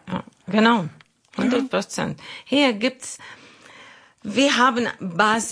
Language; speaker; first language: German; non-native, learner; Arabic